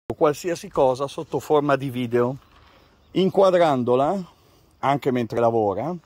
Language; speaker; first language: Italian; native; Italian